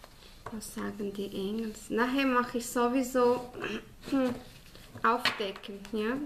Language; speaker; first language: German; non-native, fluent; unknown